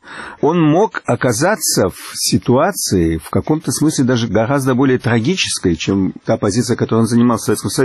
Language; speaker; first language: Russian; native; Russian